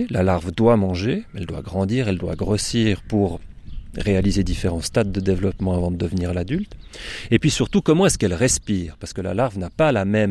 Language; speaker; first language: French; native; French